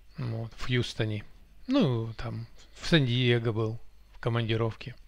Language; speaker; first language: Russian; native; Russian